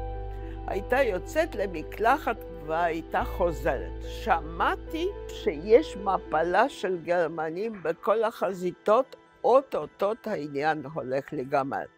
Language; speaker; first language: Hebrew; non-native, fluent; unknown